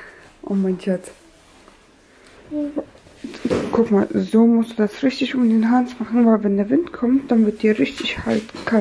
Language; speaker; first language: German; native; German